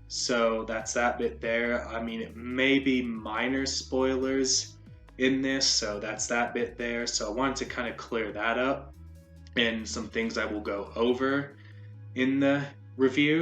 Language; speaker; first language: English; native; English